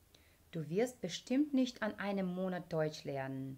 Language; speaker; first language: German; non-native, fluent; Ukrainian